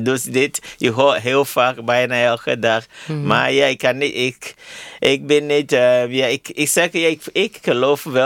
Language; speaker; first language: Dutch; non-native, learner; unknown